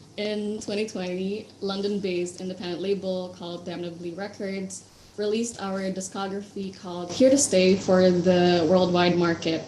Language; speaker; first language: English; non-native, fluent; Indonesian